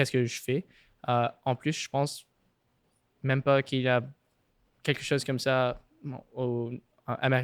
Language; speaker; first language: French; non-native, local second language; English